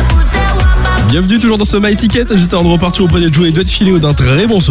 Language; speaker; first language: French; native; French